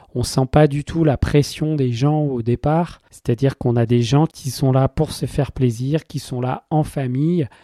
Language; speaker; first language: French; native; French